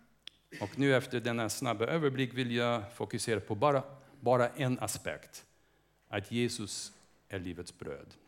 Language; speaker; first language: Swedish; non-native, fluent; English